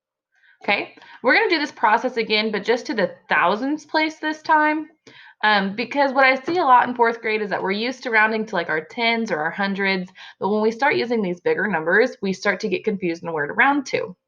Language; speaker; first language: English; native; English